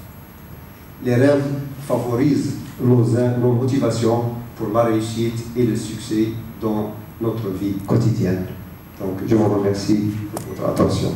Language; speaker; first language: French; non-native, local second language; Arabic